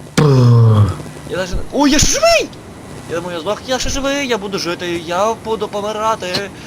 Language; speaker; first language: Ukrainian; native; Ukrainian